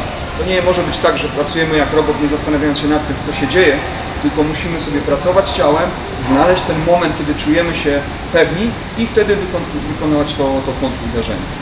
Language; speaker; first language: Polish; native; Polish